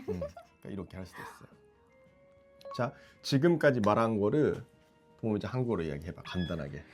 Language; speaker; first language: Korean; non-native, fluent; Japanese